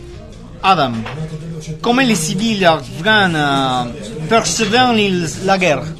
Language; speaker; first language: French; non-native, learner; Spanish